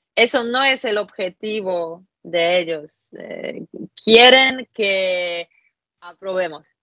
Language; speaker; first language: Spanish; non-native, fluent; Polish